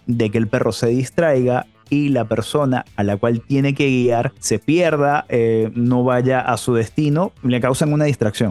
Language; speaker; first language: Spanish; native; Spanish